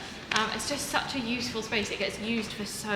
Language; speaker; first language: English; native; English